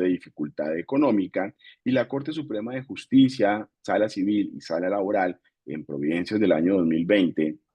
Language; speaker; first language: Spanish; native; Spanish